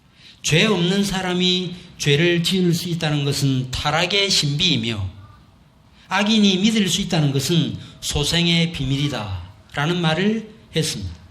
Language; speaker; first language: Korean; native; Korean